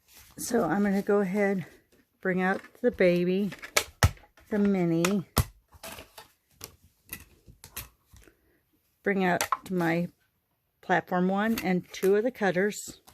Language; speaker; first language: English; native; English